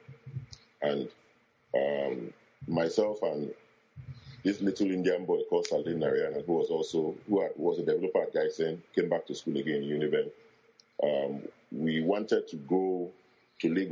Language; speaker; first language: English; non-native, local second language; Bini